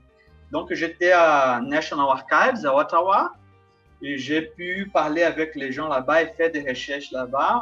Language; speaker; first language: French; non-native, fluent; Portuguese